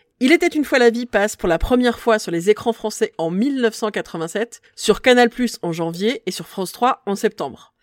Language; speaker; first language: French; native; French